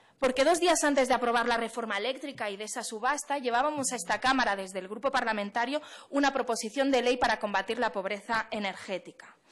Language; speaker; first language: Spanish; non-native, local second language; Catalan